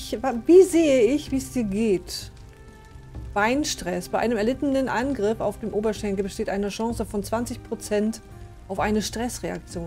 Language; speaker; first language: German; native; German